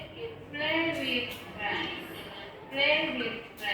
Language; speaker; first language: English; non-native, fluent; Indonesian